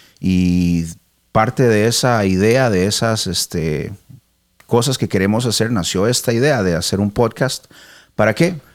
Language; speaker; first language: Spanish; early bilingual, heritage; Spanish